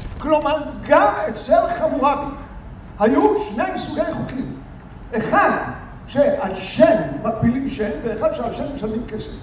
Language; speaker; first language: Hebrew; native; Hebrew